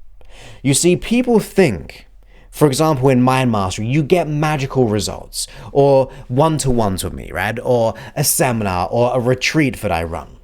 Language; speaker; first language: English; native; English